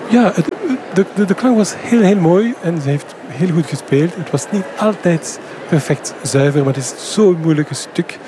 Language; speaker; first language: Dutch; non-native, fluent; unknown